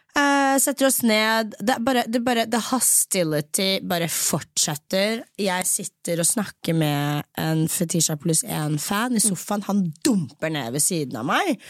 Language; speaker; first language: Norwegian; early bilingual, other home language; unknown